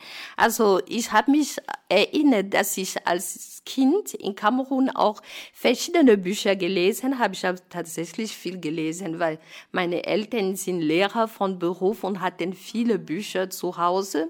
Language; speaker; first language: German; non-native, fluent; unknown